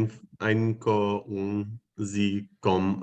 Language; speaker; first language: Vietnamese; non-native, learner; English